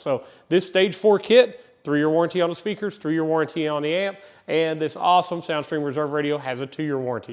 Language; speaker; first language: English; native; English